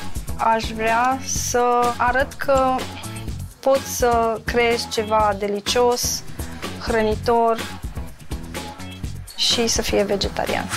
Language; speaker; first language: Romanian; native; Romanian